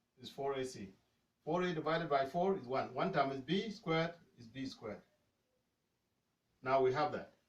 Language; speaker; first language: English; non-native, fluent; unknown